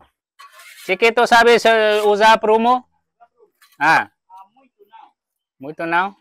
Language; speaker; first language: Portuguese; non-native, learner; Vietnamese